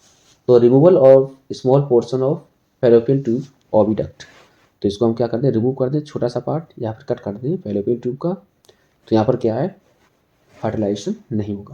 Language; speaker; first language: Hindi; native; Hindi